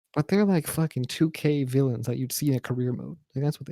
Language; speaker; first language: English; native; English